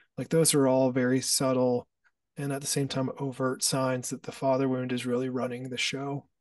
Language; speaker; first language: English; native; English